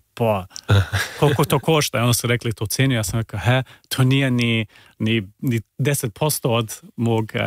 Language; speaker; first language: Croatian; early bilingual, heritage; Croatian